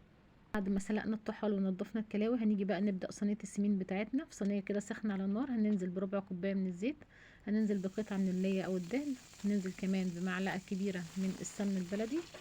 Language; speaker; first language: Arabic; native; Arabic